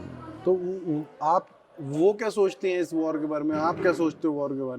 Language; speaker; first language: Hindi; native; Hindi